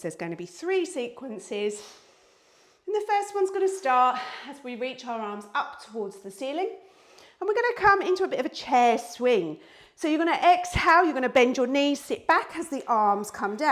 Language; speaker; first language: English; native; English